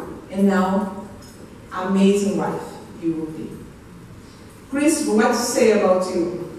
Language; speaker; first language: English; non-native, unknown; Portuguese